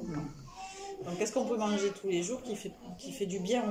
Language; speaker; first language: French; native; French